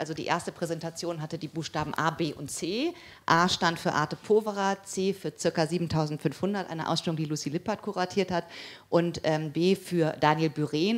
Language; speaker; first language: German; native; German